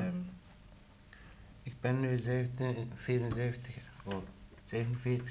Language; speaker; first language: Dutch; non-native, learner; Turkish